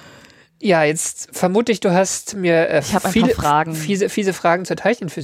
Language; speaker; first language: German; native; German